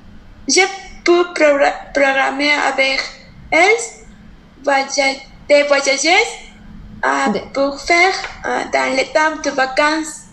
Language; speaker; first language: French; non-native, learner; Spanish